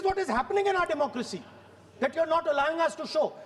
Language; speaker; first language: English; non-native, local second language; Hindi